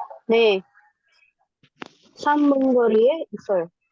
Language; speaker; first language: Korean; non-native, learner; Indonesian